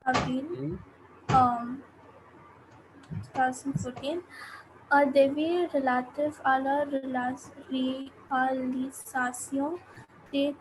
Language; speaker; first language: French; non-native, learner; Hindi